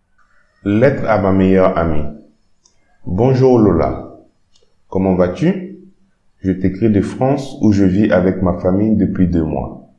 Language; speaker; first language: French; non-native, fluent; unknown